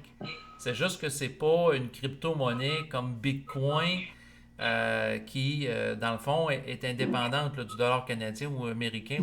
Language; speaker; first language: French; native; French